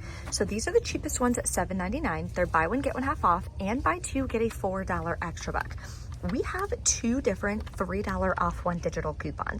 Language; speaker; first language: English; native; English